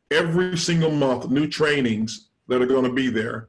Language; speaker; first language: English; native; English